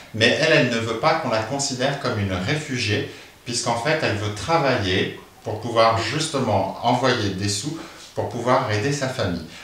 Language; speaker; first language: French; native; French